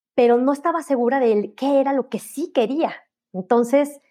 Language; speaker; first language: Spanish; native; Spanish